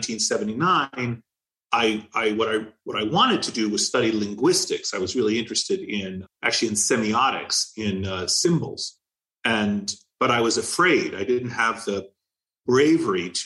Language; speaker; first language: English; native; English